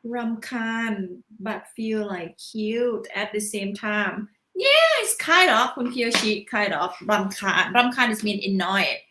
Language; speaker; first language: English; non-native, learner; Thai